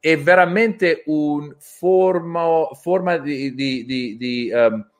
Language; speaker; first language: Italian; non-native, learner; Persian